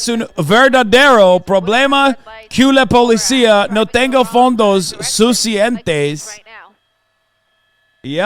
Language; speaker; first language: Spanish; non-native, learner; English